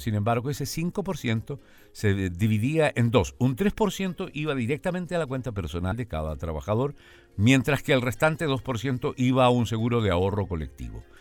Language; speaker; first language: Spanish; native; Spanish